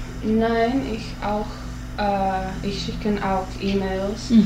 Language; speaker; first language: German; non-native, learner; English